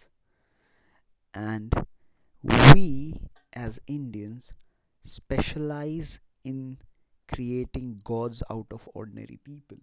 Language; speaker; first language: English; non-native, local second language; Hindi